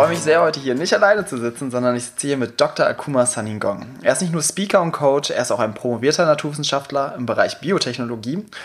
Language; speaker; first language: German; native; German